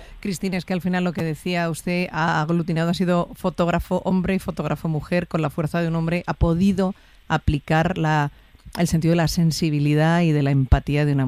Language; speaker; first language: Spanish; native; Spanish